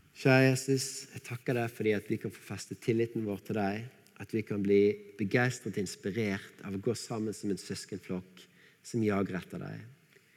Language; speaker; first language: Norwegian; native; Norwegian